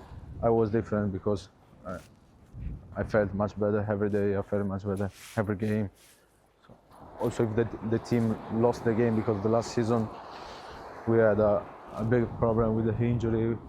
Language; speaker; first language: English; non-native, learner; Italian